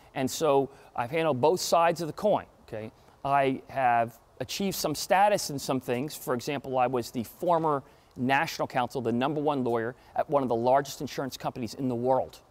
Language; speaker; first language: English; native; English